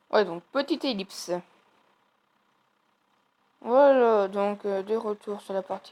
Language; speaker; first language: French; native; French